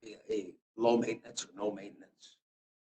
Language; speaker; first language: English; native; English